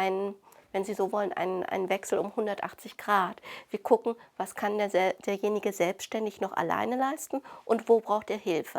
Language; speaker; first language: German; native; German